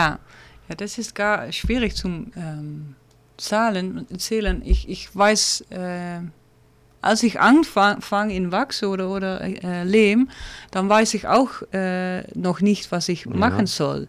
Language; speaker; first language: German; non-native, learner; Dutch